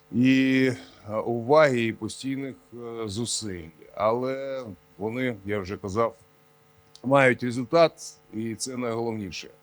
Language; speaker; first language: Ukrainian; non-native, local second language; Russian